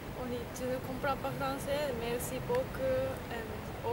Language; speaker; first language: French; non-native, learner; Japanese